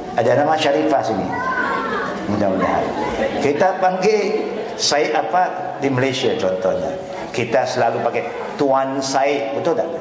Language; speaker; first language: Malay; non-native, local second language; Chinese